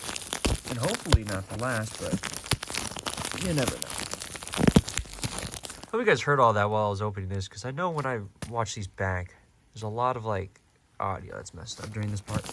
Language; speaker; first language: English; native; English